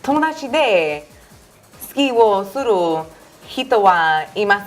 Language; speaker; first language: Japanese; non-native, learner; English